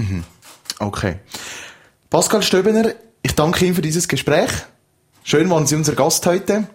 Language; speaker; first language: German; native; German